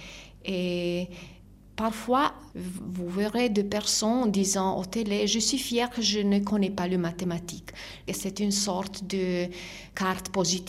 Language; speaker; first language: French; non-native, fluent; Italian